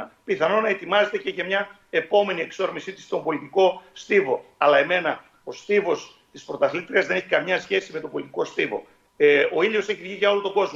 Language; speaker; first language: Greek; native; Greek